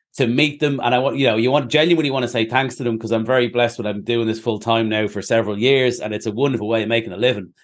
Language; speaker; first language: English; native; English